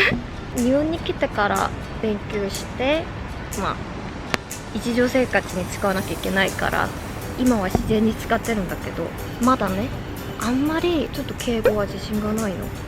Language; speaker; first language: Japanese; non-native, fluent; Korean